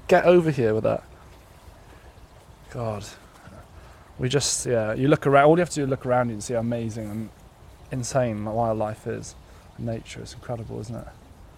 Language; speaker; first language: English; native; English